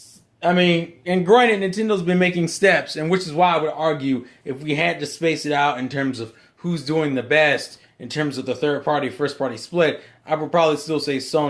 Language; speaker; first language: English; native; English